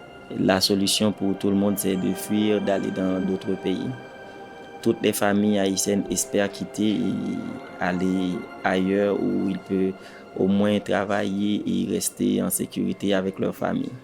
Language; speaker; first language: French; non-native, local second language; Haitian Creole